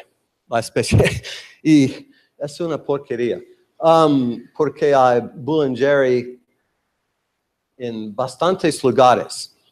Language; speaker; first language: Spanish; non-native, learner; English